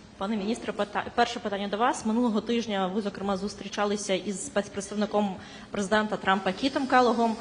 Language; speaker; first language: Ukrainian; native; Ukrainian